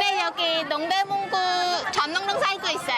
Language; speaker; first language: Korean; non-native, fluent; Khmer